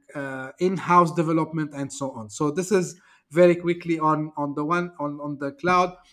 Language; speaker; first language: English; non-native, fluent; Turkish